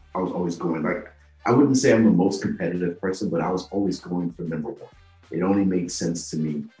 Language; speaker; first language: English; non-native, local second language; Yoruba